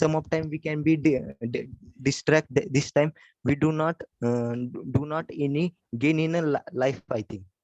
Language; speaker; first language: English; non-native, learner; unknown